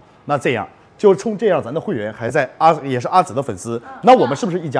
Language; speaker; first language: Chinese; native; Chinese